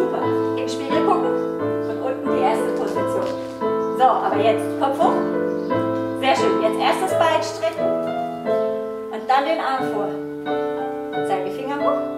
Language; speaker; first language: German; native; German